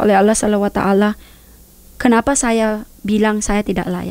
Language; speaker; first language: Indonesian; non-native, learner; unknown